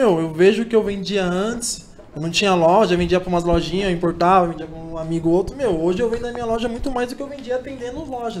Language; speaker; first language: Portuguese; native; Portuguese